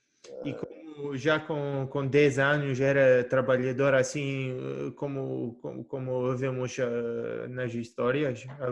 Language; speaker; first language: Portuguese; early bilingual, heritage; Portuguese